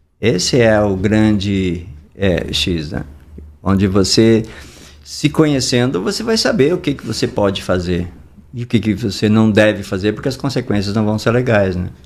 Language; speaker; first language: Portuguese; native; Portuguese